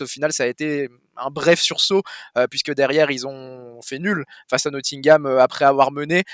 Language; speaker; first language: French; native; French